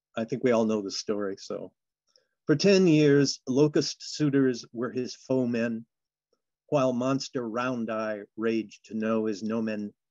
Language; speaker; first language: English; native; English